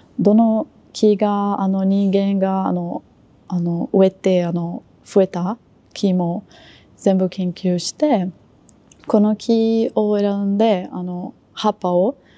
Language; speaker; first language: Japanese; non-native, learner; Portuguese